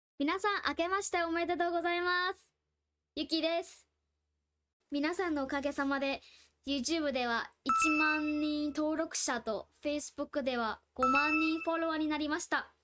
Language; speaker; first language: Japanese; non-native, fluent; Burmese